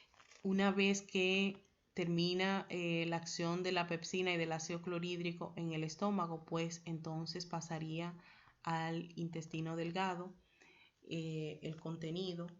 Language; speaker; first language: Spanish; native; Spanish